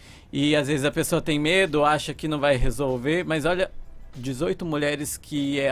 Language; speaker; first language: Portuguese; native; Portuguese